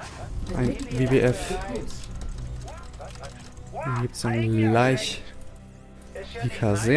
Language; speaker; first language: German; native; German